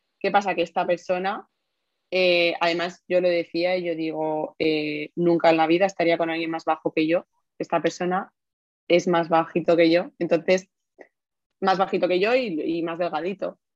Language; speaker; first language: Spanish; native; Spanish